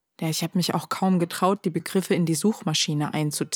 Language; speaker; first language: German; early bilingual, other home language; Turkish